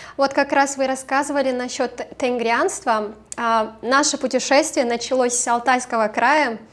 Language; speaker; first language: Russian; non-native, local second language; Kazakh